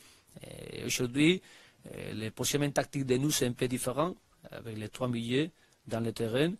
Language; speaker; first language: French; non-native, learner; Spanish